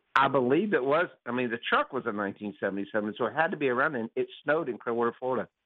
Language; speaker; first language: English; native; English